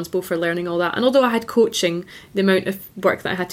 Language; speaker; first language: English; native; English